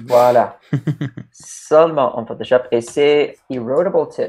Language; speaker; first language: French; non-native, learner; English